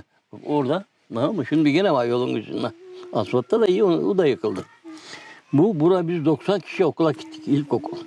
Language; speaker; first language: Turkish; native; Turkish